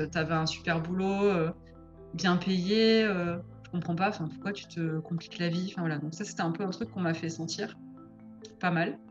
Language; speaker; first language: French; native; French